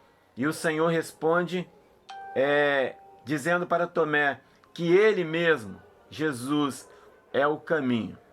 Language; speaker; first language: Portuguese; native; Portuguese